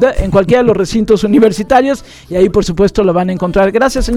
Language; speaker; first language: Spanish; native; Spanish